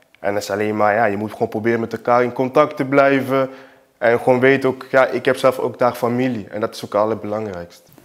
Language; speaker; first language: Dutch; early bilingual, other home language; Portuguese